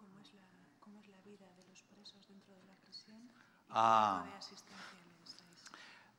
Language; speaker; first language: Spanish; native; Spanish